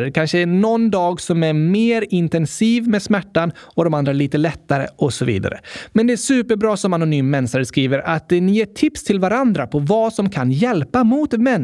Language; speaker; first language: Swedish; native; Swedish